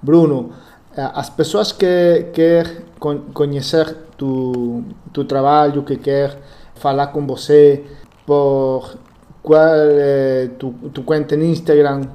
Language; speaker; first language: Portuguese; non-native, learner; Spanish